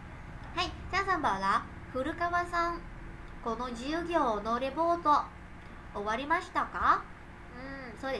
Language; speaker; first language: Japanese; non-native, fluent; Vietnamese